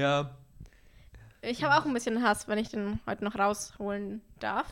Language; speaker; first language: German; native; German